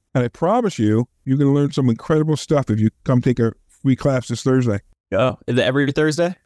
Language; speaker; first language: English; native; English